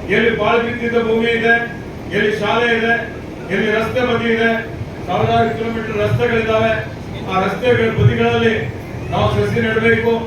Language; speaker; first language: Kannada; native; Kannada